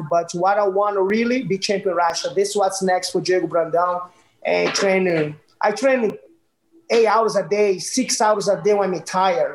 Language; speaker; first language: English; non-native, learner; Portuguese